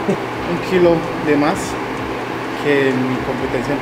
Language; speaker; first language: Portuguese; non-native, learner; Spanish